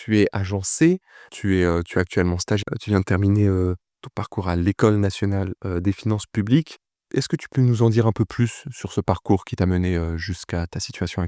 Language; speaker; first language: French; native; French